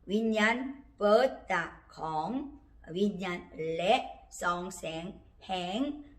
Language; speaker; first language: Thai; non-native, learner; Korean